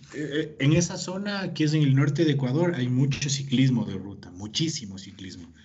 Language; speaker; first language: Spanish; native; Spanish